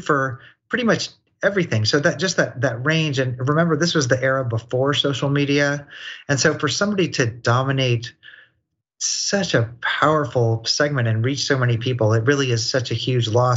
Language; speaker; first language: English; native; English